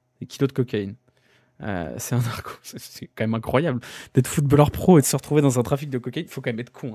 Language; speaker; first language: French; native; French